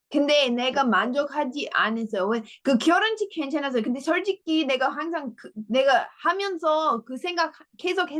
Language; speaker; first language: Korean; non-native, learner; English